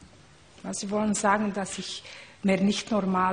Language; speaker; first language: German; non-native, learner; Hungarian